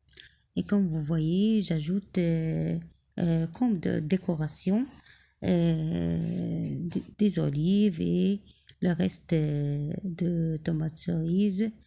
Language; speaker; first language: French; non-native, local second language; Arabic